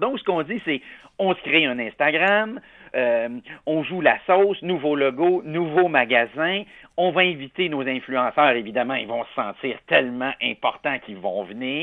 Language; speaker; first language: French; native; French